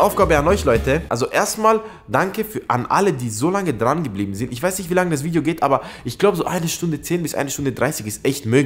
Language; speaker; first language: German; early bilingual, other home language; Persian